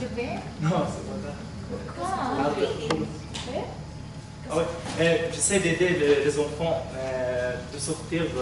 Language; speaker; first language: French; non-native, learner; Arabic